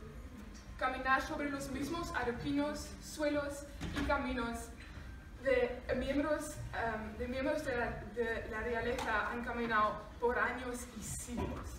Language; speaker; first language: Spanish; non-native, learner; Afrikaans